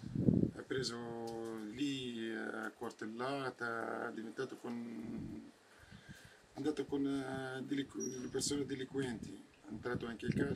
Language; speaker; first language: Italian; non-native, learner; Arabic